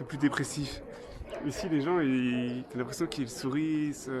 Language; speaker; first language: French; native; French